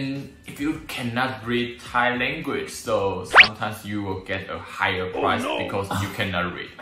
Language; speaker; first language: English; non-native, learner; Chinese